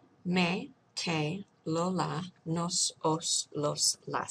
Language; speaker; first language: Spanish; non-native, fluent; English